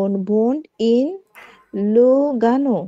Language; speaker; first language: German; non-native, learner; Bangla